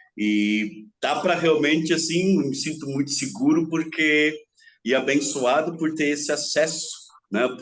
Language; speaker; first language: Portuguese; early bilingual, other home language; German